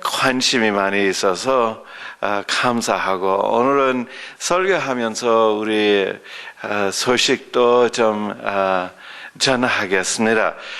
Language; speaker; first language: Korean; early bilingual, other home language; English